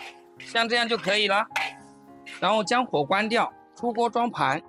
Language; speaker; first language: Chinese; native; Chinese